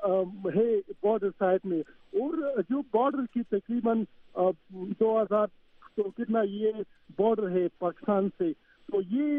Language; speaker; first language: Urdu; non-native, fluent; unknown